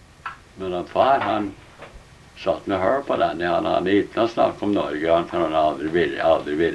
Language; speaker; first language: Norwegian; early bilingual, heritage; Norwegian